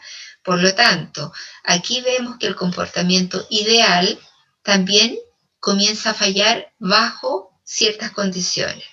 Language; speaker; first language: Spanish; native; Spanish